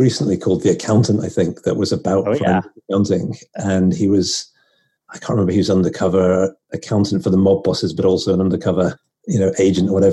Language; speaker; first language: English; native; English